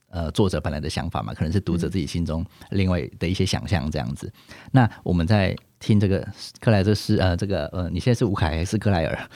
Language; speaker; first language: Chinese; native; Chinese